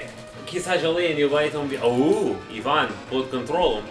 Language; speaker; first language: Russian; non-native, learner; English